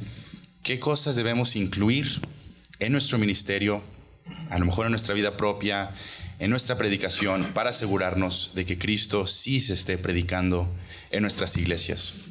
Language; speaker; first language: Spanish; native; Spanish